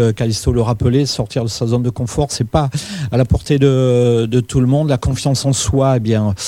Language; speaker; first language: French; native; French